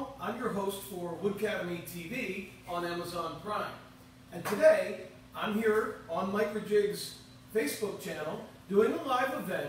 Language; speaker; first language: English; native; English